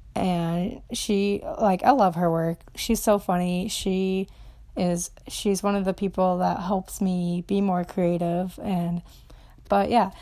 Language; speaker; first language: English; non-native, fluent; Romanian